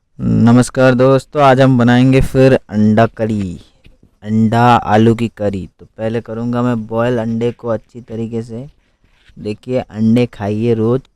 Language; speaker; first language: Hindi; non-native, local second language; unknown